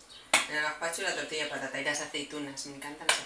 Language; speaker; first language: Spanish; native; Spanish